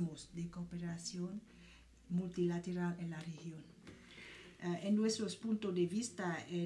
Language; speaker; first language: Spanish; non-native, fluent; Vietnamese